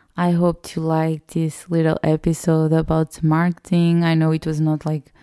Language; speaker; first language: English; native; English